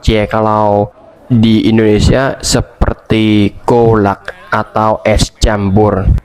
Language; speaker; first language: Indonesian; non-native, fluent; Vietnamese